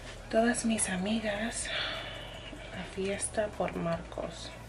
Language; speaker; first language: Spanish; non-native, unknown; English